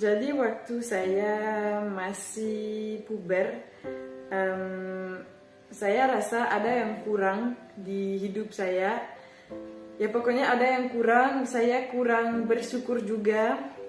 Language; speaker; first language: Indonesian; non-native, fluent; French